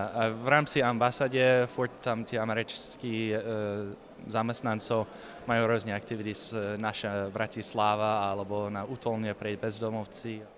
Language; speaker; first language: Slovak; non-native, learner; English